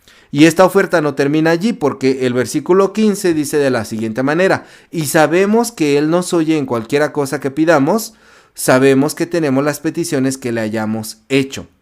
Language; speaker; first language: Spanish; native; Spanish